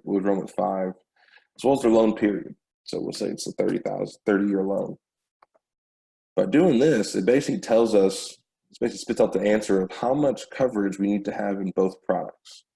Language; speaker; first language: English; native; English